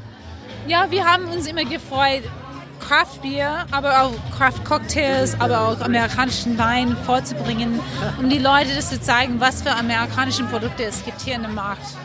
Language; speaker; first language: German; non-native, fluent; English